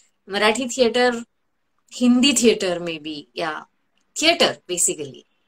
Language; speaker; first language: English; non-native, local second language; Marathi